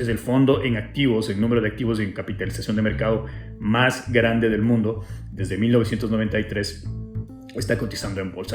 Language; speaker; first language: Spanish; native; Spanish